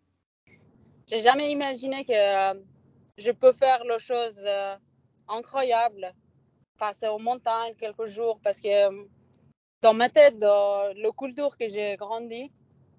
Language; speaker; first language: French; non-native, learner; Persian